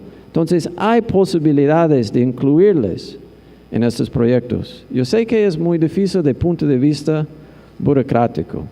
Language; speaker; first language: Spanish; non-native, fluent; English